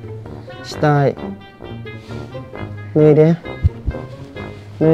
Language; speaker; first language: Japanese; non-native, learner; Vietnamese